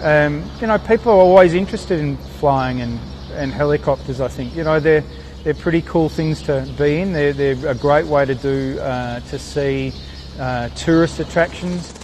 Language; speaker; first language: English; native; English